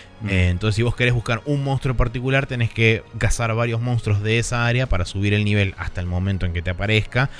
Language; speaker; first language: Spanish; native; Spanish